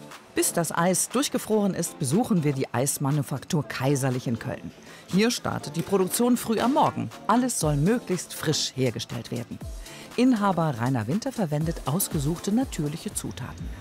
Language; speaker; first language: German; native; German